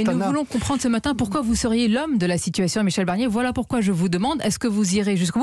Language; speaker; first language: French; native; French